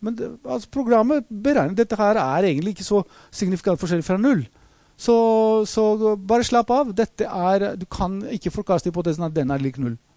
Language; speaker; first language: Norwegian; non-native, fluent; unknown